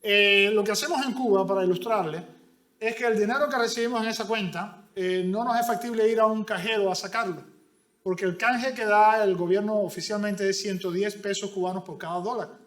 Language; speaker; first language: Spanish; native; Spanish